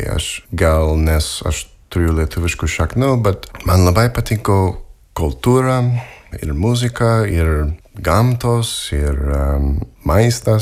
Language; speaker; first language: Lithuanian; non-native, learner; English